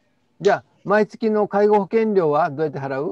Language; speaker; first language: Japanese; native; Japanese